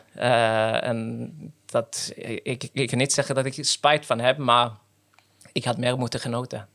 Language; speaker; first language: Dutch; non-native, fluent; Norwegian